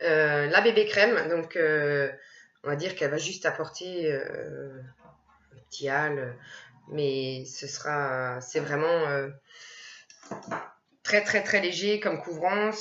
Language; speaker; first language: French; native; French